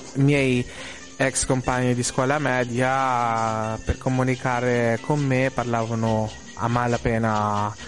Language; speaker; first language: Italian; non-native, fluent; Filipino